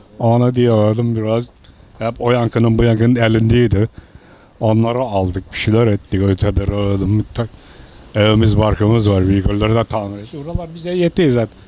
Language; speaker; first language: Turkish; native; Turkish